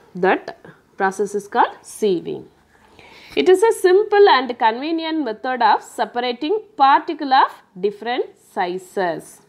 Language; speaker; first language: English; non-native, local second language; Tamil